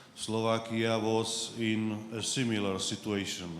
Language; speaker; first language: English; non-native, fluent; Slovak